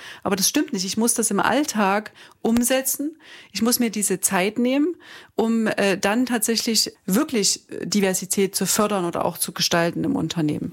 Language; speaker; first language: German; native; German